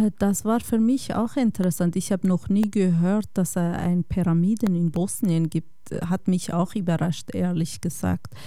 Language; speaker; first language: German; non-native, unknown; Kurdish